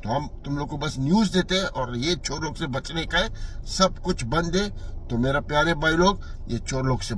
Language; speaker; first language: Hindi; non-native, fluent; Arabic